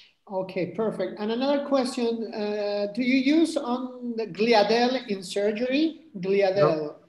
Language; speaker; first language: English; non-native, fluent; Spanish